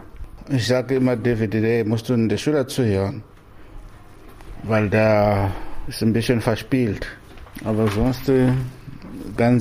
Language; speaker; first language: German; non-native, learner; Portuguese